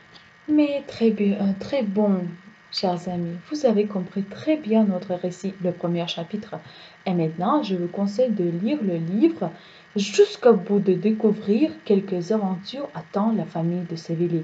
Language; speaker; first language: French; non-native, fluent; Uzbek